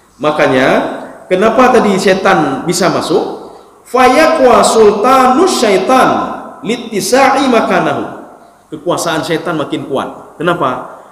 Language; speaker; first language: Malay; non-native, local second language; Achinese